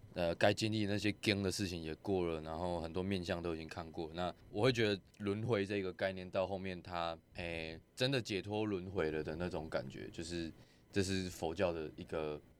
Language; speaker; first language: Chinese; non-native, local second language; Min Nan Chinese